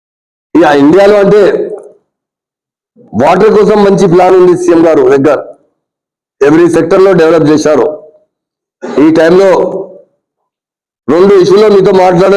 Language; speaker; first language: Telugu; non-native, local second language; Urdu